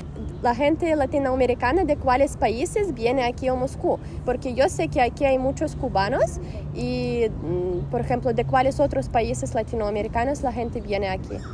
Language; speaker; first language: Spanish; non-native, fluent; Russian